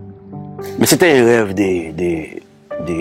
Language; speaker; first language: French; non-native, local second language; Haitian Creole